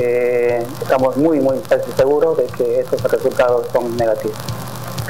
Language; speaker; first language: Spanish; native; Spanish